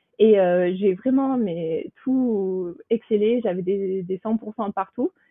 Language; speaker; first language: French; native; French